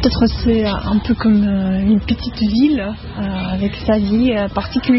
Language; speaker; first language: French; non-native, fluent; Russian